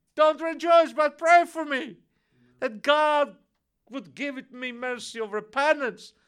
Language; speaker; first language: English; non-native, fluent; Russian